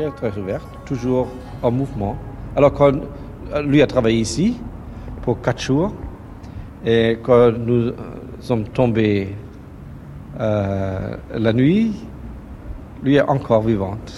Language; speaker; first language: French; non-native, fluent; German